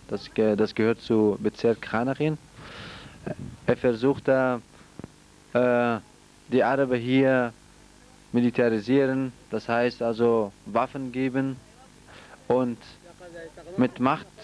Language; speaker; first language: German; non-native, fluent; Central Kurdish